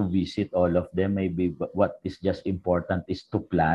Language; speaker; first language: English; non-native, local second language; Filipino